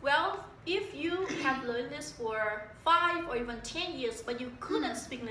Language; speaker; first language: English; non-native, fluent; Vietnamese